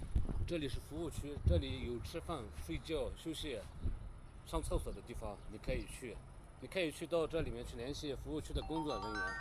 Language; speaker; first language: Chinese; native; Chinese